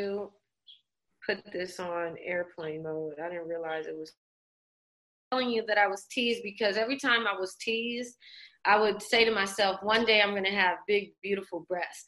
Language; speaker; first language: English; native; English